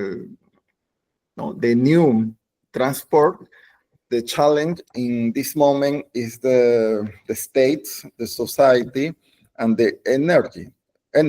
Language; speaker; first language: English; non-native, learner; Spanish